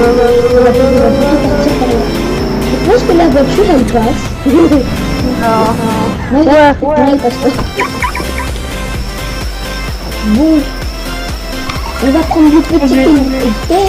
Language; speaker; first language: French; native; French